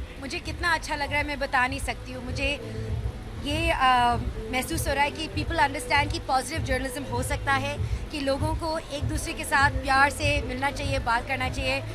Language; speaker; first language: Hindi; native; Hindi